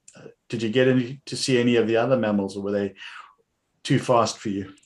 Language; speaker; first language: English; native; English